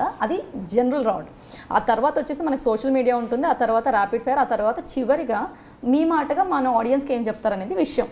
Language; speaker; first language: Telugu; native; Telugu